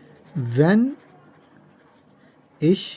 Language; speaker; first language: German; non-native, learner; Urdu